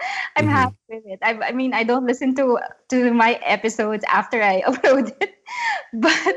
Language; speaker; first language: English; non-native, local second language; Filipino